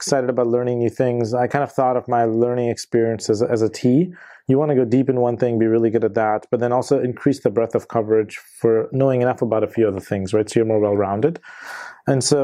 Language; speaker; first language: English; native; English